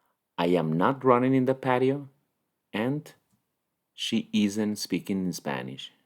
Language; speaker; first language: English; non-native, fluent; Spanish